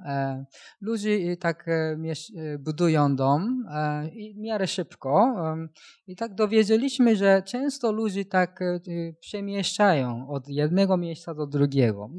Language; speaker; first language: Polish; non-native, learner; Japanese